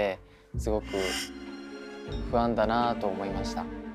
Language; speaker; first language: Japanese; native; Japanese